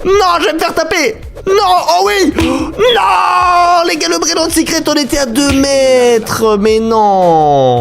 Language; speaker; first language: French; native; French